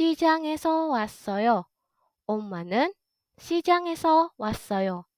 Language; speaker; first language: Korean; non-native, fluent; Indonesian